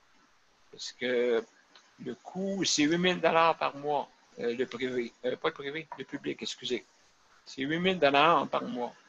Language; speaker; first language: French; native; French